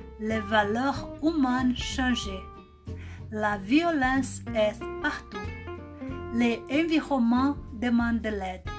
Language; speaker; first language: French; non-native, learner; Portuguese